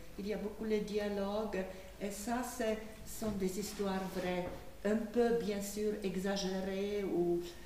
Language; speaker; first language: French; non-native, fluent; Slovak